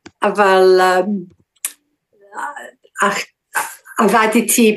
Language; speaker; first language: Hebrew; non-native, learner; English